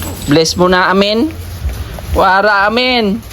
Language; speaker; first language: Filipino; native; Filipino